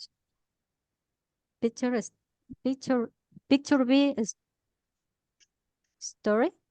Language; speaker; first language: English; non-native, learner; Spanish